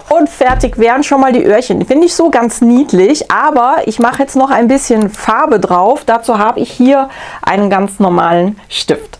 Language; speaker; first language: German; native; German